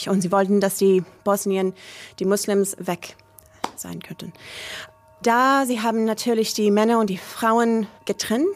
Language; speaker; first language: German; non-native, learner; English